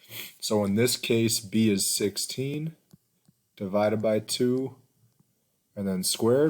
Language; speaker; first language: English; native; English